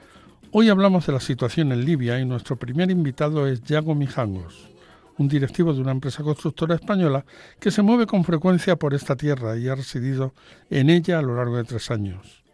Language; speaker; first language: Spanish; native; Spanish